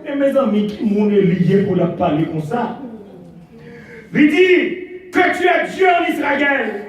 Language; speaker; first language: French; non-native, local second language; Haitian Creole